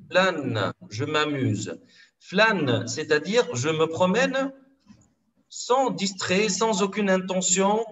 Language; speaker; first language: French; non-native, local second language; Arabic